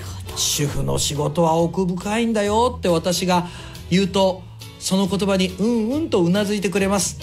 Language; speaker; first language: Japanese; native; Japanese